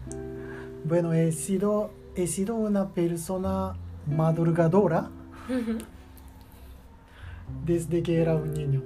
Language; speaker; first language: Spanish; non-native, learner; Japanese